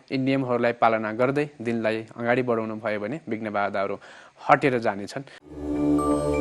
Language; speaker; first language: Nepali; native; Nepali